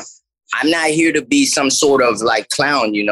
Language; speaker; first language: English; native; English